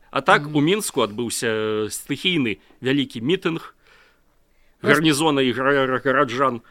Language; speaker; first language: Belarusian; native; Belarusian